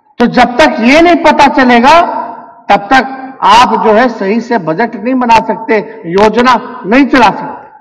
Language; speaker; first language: Hindi; native; Hindi